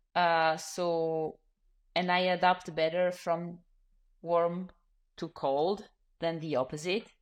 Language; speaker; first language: English; non-native, fluent; Italian